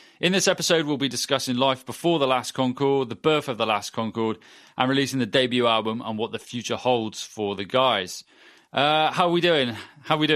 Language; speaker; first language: English; native; English